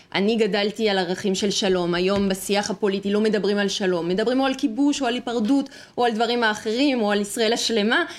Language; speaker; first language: Hebrew; non-native, fluent; French